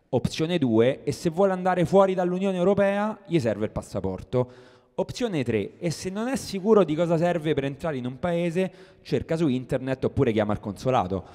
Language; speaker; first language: Italian; native; Italian